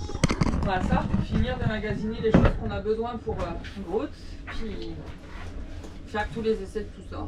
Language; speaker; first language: French; native; French